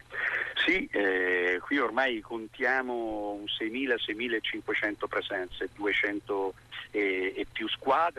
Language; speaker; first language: Italian; native; Italian